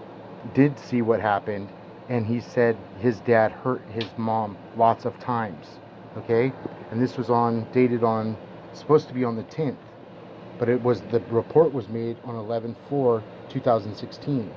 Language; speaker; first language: English; native; English